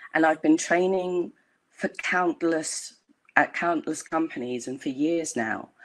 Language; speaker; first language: English; native; English